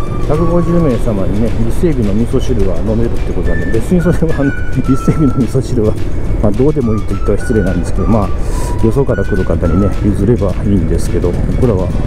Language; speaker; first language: Japanese; native; Japanese